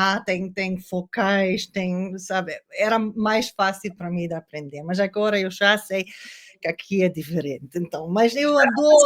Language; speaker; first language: Portuguese; non-native, learner; Dutch